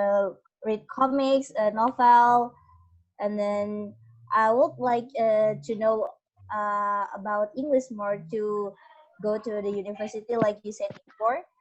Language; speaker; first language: English; non-native, learner; Indonesian